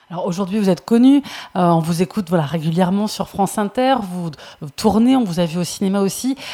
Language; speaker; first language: French; native; French